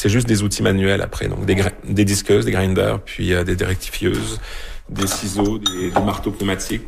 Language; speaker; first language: French; native; French